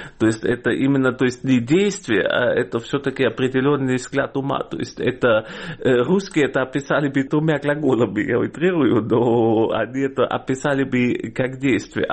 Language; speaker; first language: Russian; non-native, fluent; German